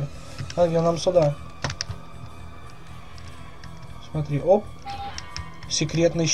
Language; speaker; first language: Russian; native; Russian